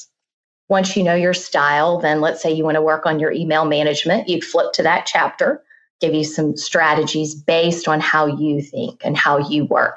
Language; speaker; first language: English; native; English